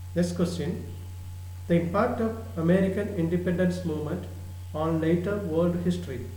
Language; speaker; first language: English; non-native, local second language; Malayalam